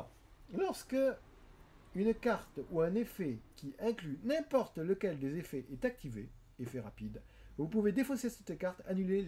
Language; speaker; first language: French; native; French